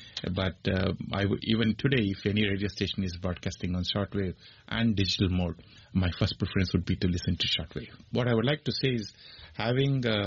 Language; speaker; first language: English; non-native, local second language; Kannada